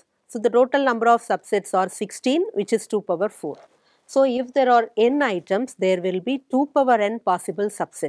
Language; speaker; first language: English; non-native, local second language; Tamil